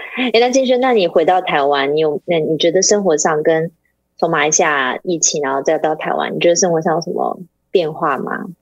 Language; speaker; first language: Chinese; native; Chinese